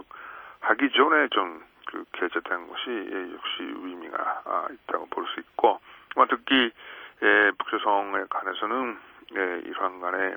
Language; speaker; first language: Korean; non-native, fluent; Japanese